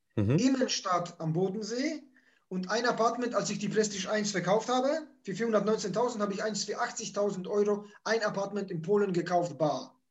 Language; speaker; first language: German; early bilingual, other home language; Polish